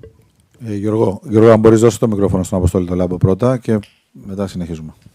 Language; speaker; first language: Greek; native; Greek